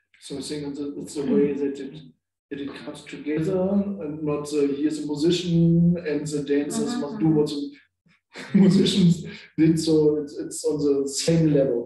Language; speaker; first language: English; non-native, learner; German